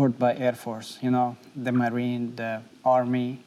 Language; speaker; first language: English; non-native, learner; Persian